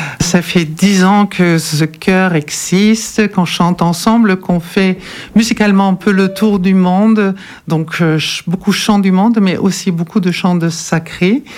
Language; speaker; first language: French; non-native, fluent; German